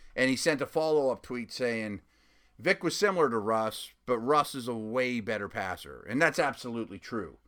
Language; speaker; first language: English; native; English